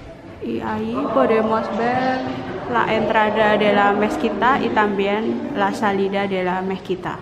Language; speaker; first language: Spanish; non-native, learner; Indonesian